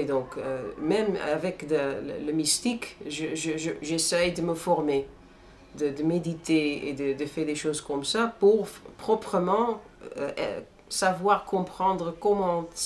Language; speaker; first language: French; non-native, fluent; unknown